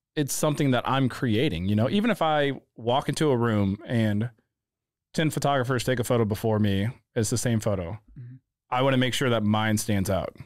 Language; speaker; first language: English; native; English